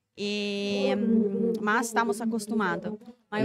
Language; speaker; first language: Portuguese; non-native, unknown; Italian